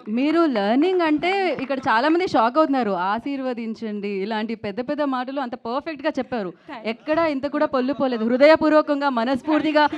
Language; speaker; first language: Telugu; native; Telugu